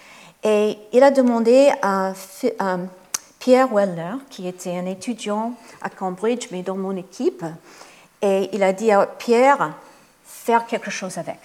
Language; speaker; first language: French; non-native, fluent; English